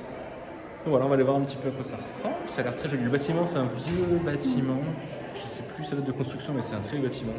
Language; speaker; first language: French; native; French